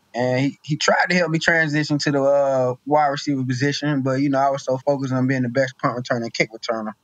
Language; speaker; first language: English; native; English